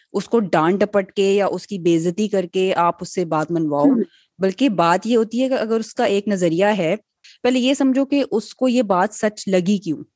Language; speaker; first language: Urdu; native; Urdu